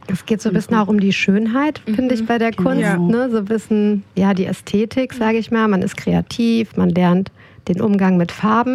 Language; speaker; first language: German; native; German